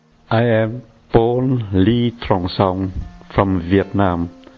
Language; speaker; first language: English; non-native, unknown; Vietnamese